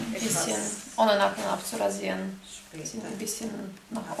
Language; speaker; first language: German; non-native, fluent; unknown